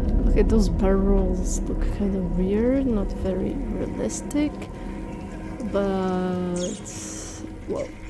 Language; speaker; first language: English; non-native, fluent; Portuguese